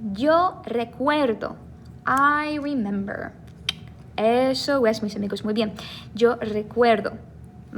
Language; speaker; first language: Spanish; non-native, fluent; English